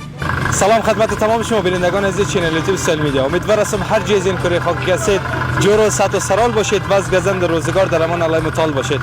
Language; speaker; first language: Persian; native; Persian